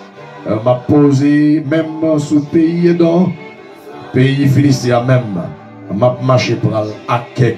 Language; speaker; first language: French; non-native, local second language; Haitian Creole